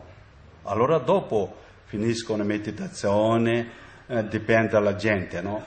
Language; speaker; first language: Italian; non-native, learner; Tibetan